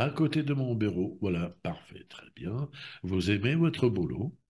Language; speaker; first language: French; non-native, fluent; Russian